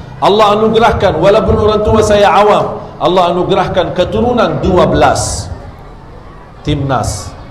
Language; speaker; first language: Indonesian; non-native, fluent; Arabic